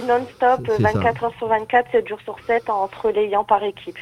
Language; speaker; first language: French; native; French